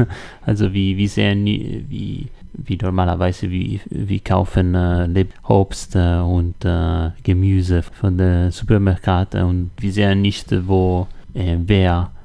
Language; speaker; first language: German; non-native, learner; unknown